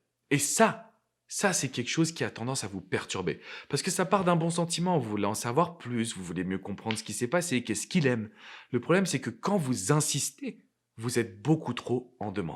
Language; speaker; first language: French; native; French